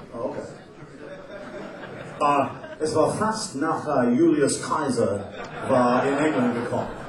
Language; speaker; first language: German; non-native, learner; English